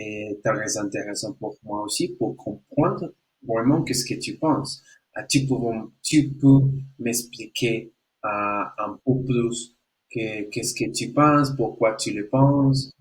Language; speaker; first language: French; non-native, learner; Spanish